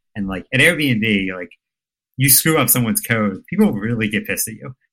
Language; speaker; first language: English; native; English